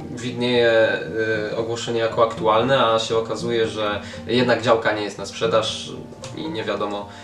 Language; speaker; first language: Polish; native; Polish